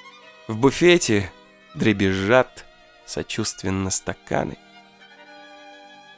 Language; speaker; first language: Russian; native; Russian